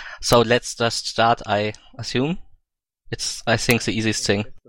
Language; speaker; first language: English; non-native, fluent; German